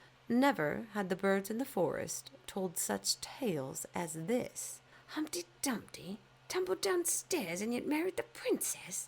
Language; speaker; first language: English; native; English